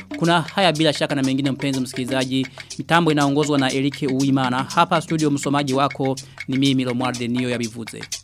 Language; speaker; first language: Swahili; non-native, local second language; Rundi